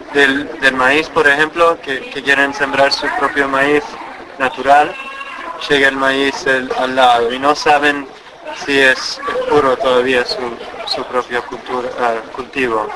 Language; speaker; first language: Spanish; non-native, fluent; English